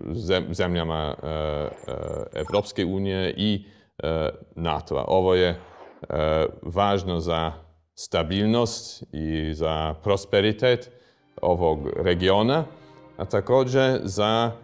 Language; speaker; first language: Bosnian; non-native, fluent; English